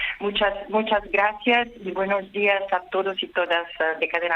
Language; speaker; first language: Spanish; non-native, fluent; Italian